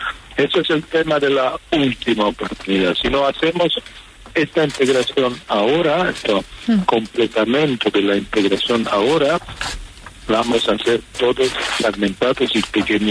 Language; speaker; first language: Spanish; non-native, fluent; Italian